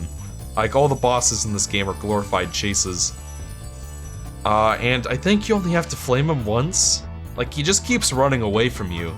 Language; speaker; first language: English; native; English